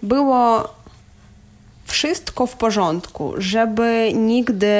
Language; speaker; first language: Polish; non-native, learner; Ukrainian